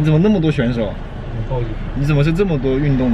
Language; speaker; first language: Chinese; native; Chinese